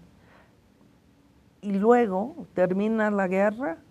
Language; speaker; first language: Spanish; non-native, fluent; English